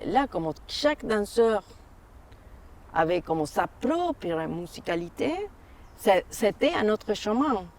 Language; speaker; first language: French; non-native, fluent; Spanish